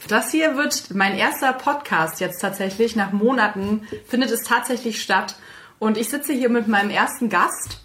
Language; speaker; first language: German; native; German